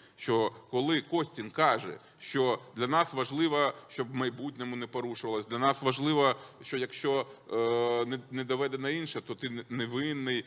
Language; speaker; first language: Ukrainian; non-native, local second language; Russian